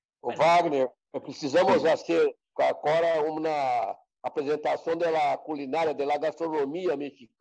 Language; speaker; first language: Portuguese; non-native, fluent; Spanish